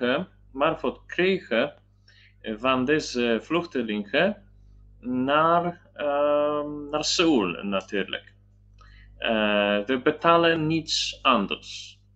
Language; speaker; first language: Dutch; non-native, learner; Polish